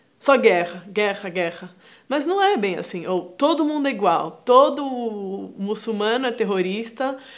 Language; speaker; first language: Portuguese; native; Portuguese